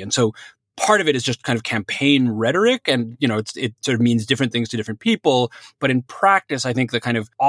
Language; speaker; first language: English; native; English